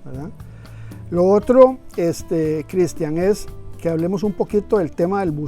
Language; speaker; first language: Spanish; native; Spanish